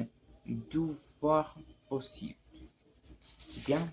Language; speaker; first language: French; non-native, learner; Spanish